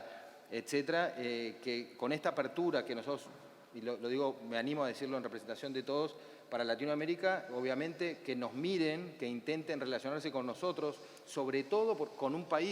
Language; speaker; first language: Spanish; native; Spanish